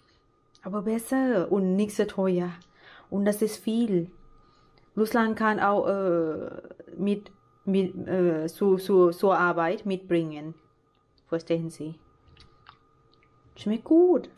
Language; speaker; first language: German; non-native, learner; Thai